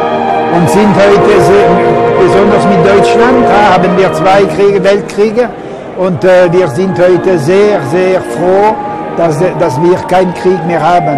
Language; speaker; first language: German; non-native, local second language; French